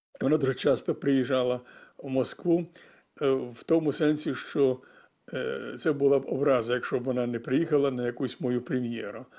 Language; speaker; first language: Ukrainian; native; Ukrainian